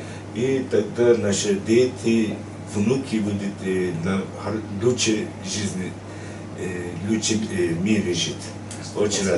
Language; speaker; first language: Russian; non-native, learner; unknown